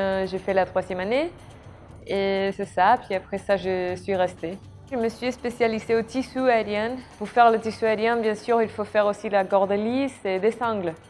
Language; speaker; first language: French; non-native, fluent; Spanish